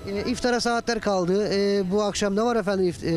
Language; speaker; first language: Turkish; native; Turkish